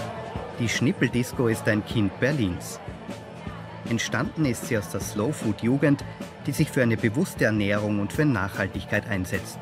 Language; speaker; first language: German; native; German